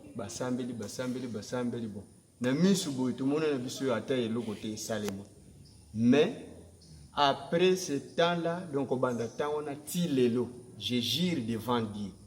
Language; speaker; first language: Lingala; non-native, local second language; Kongo